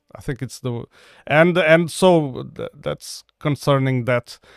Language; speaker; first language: English; non-native, fluent; Portuguese